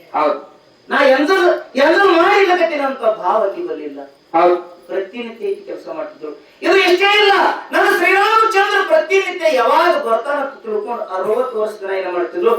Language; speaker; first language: Kannada; non-native, local second language; Lambadi